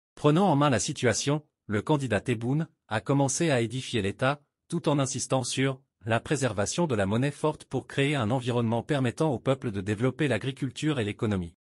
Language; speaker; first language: French; non-native, local second language; Arabic